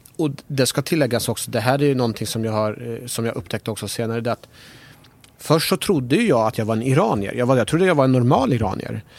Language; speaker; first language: Swedish; early bilingual, other home language; Persian